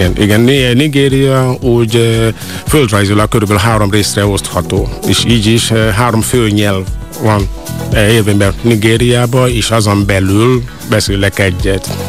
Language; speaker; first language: Hungarian; non-native, fluent; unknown